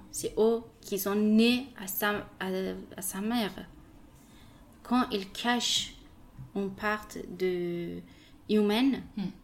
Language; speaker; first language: French; non-native, learner; Persian